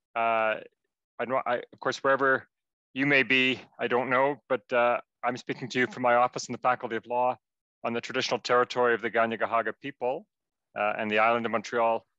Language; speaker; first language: English; native; English